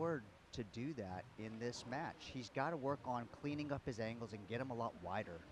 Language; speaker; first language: English; native; English